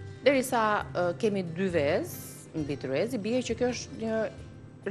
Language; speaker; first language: Albanian; native; Albanian